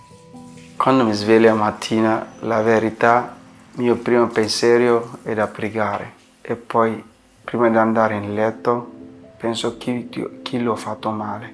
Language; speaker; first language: Italian; non-native, fluent; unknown